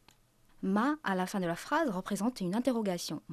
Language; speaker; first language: French; non-native, fluent; Chinese